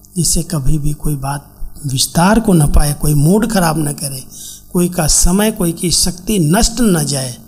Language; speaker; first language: Hindi; native; Hindi